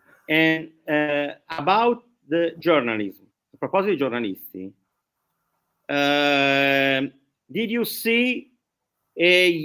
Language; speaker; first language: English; non-native, learner; Italian